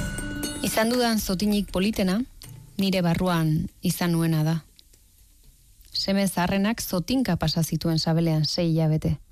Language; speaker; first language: Basque; native; Basque